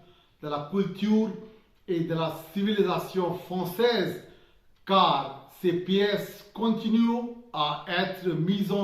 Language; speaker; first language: French; non-native, fluent; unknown